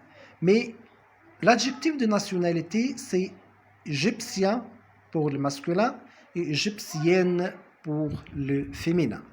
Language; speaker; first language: French; non-native, fluent; Arabic